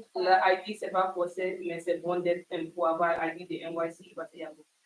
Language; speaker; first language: French; non-native, learner; English